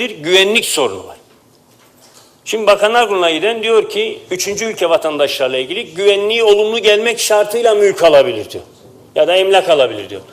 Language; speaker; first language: Turkish; native; Turkish